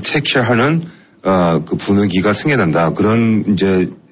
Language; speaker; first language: Korean; non-native, fluent; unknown